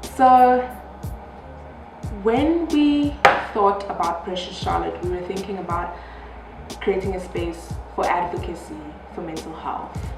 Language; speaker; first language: English; non-native, local second language; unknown